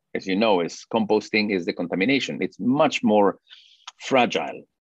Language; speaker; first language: English; non-native, fluent; Spanish